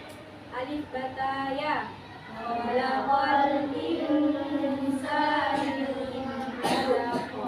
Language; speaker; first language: Indonesian; native; Indonesian